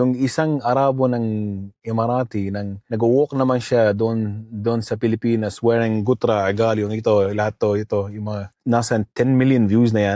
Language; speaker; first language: Filipino; early bilingual, heritage; Filipino